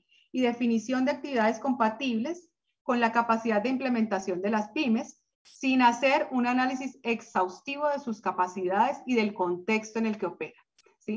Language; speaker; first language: Spanish; native; Spanish